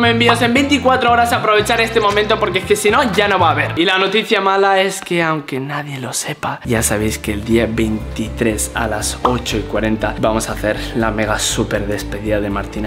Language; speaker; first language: Spanish; native; Spanish